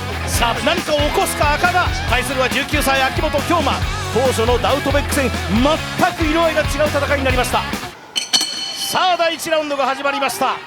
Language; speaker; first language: Japanese; native; Japanese